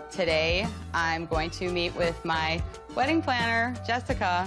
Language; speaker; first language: English; native; English